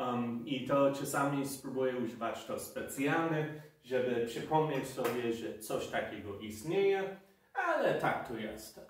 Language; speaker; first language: Polish; non-native, fluent; English